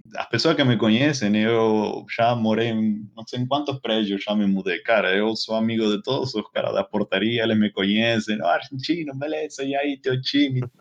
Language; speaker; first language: Portuguese; non-native, fluent; Spanish